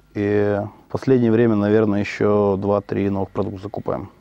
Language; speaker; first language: Russian; native; Russian